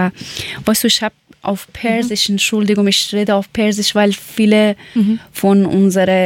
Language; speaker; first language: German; non-native, learner; Persian